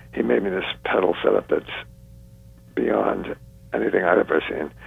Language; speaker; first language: English; native; English